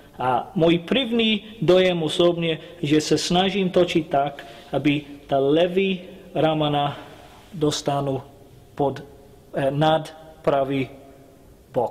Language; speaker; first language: Czech; non-native, learner; English